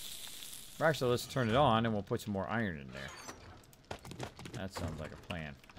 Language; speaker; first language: English; native; English